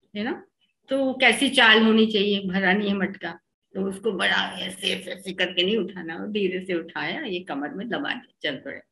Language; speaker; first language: Hindi; native; Hindi